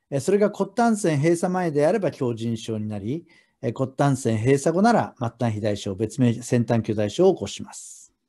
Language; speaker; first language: Japanese; native; Japanese